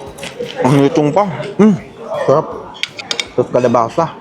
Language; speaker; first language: Filipino; native; Filipino